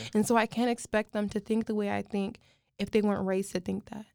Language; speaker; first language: English; native; English